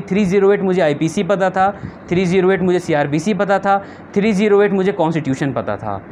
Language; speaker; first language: Hindi; native; Hindi